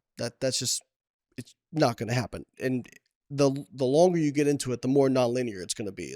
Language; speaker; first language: English; native; English